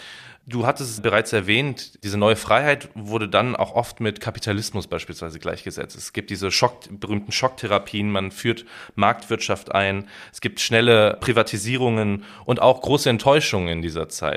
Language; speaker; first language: German; native; German